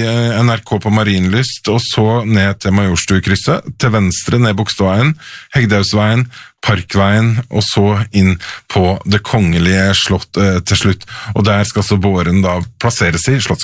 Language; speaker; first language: Norwegian; native; Norwegian